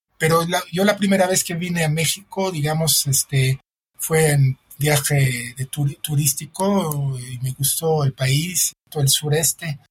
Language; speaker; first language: Spanish; non-native, fluent; French